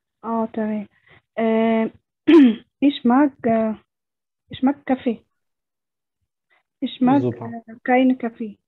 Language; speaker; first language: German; non-native, learner; Arabic